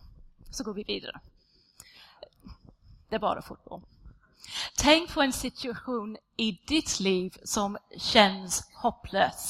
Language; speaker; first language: Swedish; non-native, fluent; English